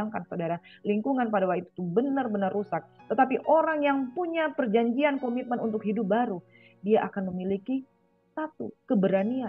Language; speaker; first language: Indonesian; native; Indonesian